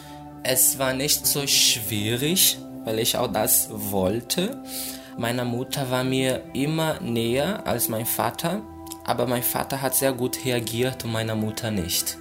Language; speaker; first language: German; non-native, fluent; Portuguese